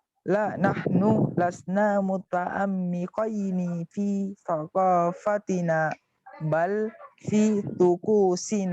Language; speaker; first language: Arabic; non-native, learner; Indonesian